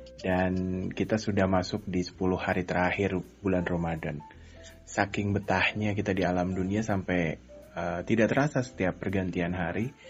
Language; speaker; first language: Indonesian; native; Indonesian